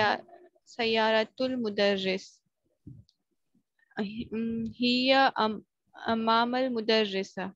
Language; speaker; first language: Arabic; non-native, learner; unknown